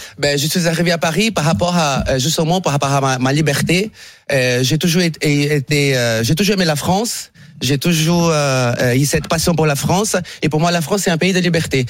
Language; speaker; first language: French; non-native, fluent; Portuguese